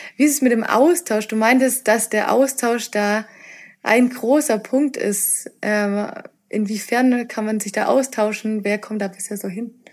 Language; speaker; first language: German; native; German